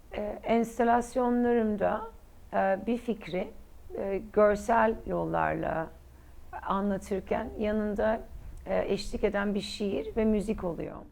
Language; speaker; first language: Turkish; early bilingual, heritage; Turkish